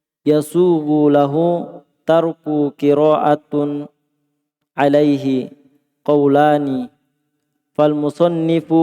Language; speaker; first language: Arabic; non-native, learner; Indonesian